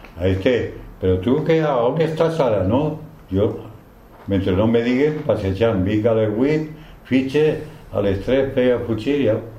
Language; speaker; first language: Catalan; non-native, local second language; Spanish